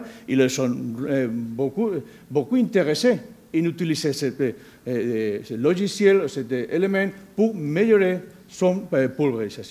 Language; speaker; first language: French; non-native, learner; Spanish